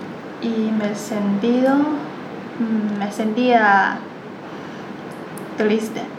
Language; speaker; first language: Spanish; non-native, learner; Chinese